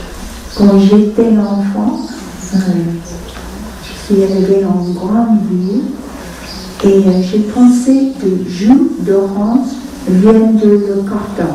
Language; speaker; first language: French; non-native, fluent; Vietnamese